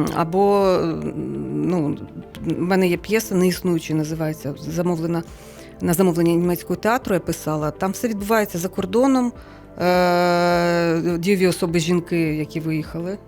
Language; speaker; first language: Ukrainian; native; Ukrainian